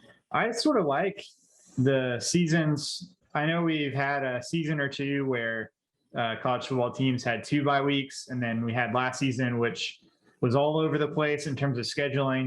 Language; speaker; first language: English; native; English